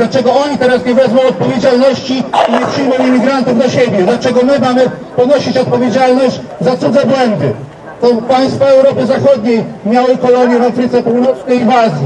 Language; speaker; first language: Polish; native; Polish